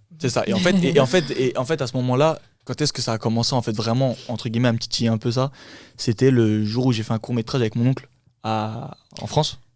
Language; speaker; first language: French; early bilingual, other home language; Turkish